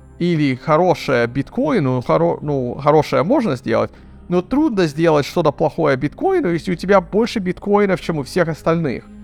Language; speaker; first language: Russian; early bilingual, heritage; Russian